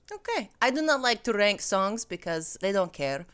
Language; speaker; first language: English; non-native, fluent; Russian